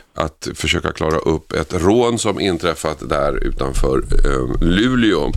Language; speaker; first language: Swedish; native; Swedish